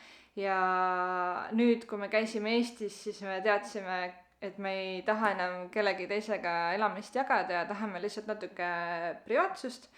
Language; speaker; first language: Estonian; native; Estonian